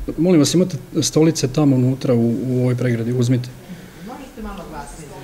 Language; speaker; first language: Serbian; early bilingual, heritage; Serbian